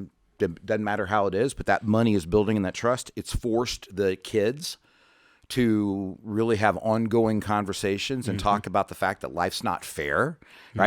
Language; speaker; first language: English; native; English